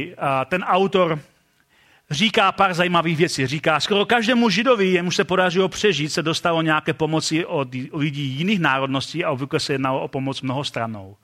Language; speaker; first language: Czech; native; Czech